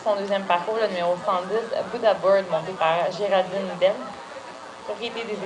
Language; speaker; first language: French; native; French